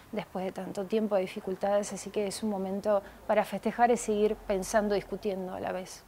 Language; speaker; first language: Spanish; early bilingual, other home language; Russian